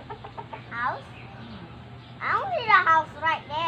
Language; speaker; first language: English; non-native, learner; Filipino